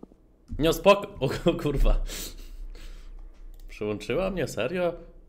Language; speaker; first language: Polish; native; Polish